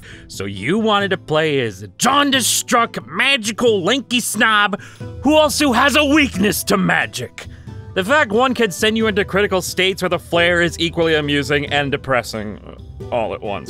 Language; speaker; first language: English; native; English